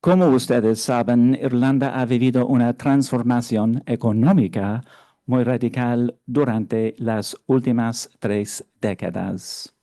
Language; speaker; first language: Spanish; non-native, fluent; English